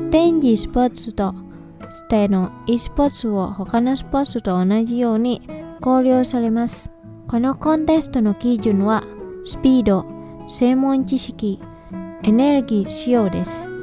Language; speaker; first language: Japanese; non-native, fluent; Indonesian